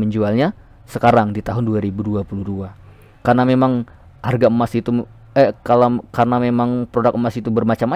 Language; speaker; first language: Indonesian; native; Indonesian